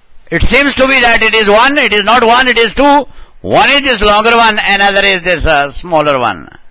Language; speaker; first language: English; non-native, local second language; Hindi